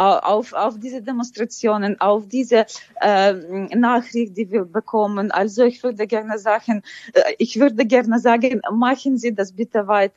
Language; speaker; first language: German; non-native, fluent; Ukrainian